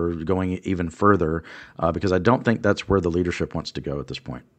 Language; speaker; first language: English; native; English